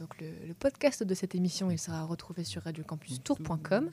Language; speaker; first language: French; native; French